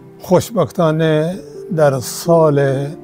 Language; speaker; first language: Persian; non-native, fluent; Punjabi